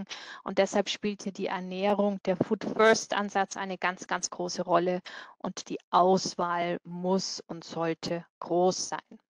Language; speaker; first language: German; native; German